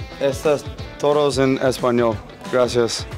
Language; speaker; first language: Spanish; non-native, learner; English